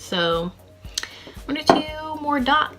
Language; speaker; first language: English; native; English